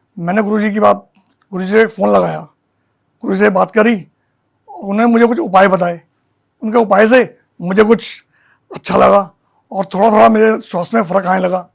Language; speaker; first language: Hindi; native; Hindi